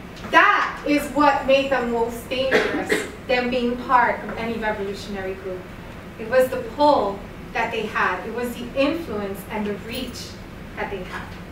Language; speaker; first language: English; early bilingual, other home language; Spanish